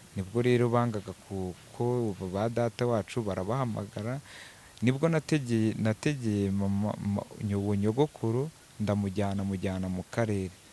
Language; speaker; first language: Kinyarwanda; native; Kinyarwanda